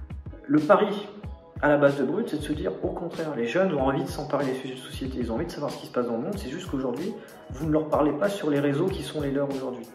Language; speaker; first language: French; native; French